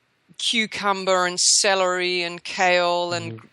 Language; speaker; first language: English; native; English